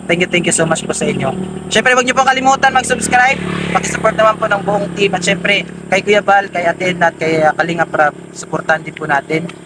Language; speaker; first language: Filipino; non-native, local second language; Waray